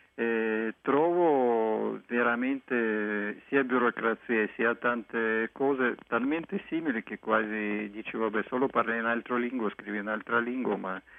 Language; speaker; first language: Italian; non-native, fluent; Russian